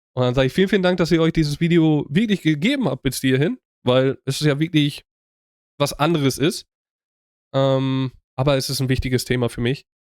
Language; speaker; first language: German; native; German